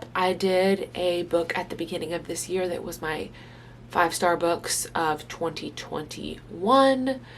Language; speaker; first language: English; native; English